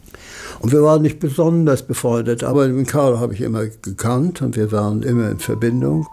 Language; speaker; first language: German; early bilingual, heritage; German